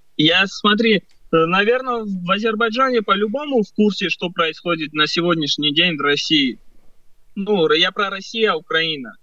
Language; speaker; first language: Russian; early bilingual, other home language; Armenian